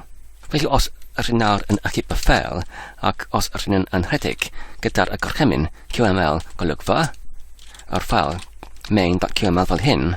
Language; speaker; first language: Welsh; non-native, learner; English